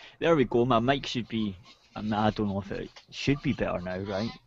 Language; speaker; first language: English; native; English